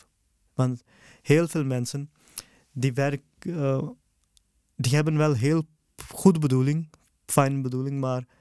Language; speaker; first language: Dutch; early bilingual, other home language; Urdu